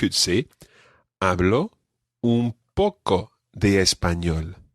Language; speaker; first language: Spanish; non-native, fluent; English